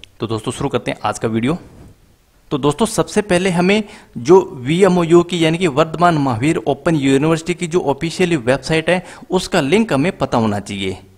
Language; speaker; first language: Hindi; native; Hindi